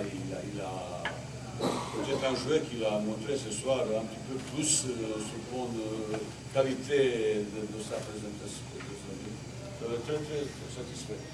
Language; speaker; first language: French; non-native, learner; Bosnian